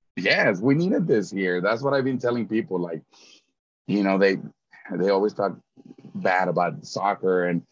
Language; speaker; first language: English; early bilingual, other home language; Spanish